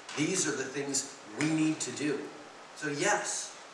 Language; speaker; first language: English; early bilingual, other home language; French